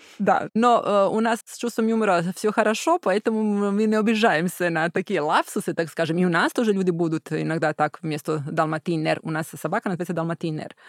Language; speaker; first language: Russian; non-native, fluent; Croatian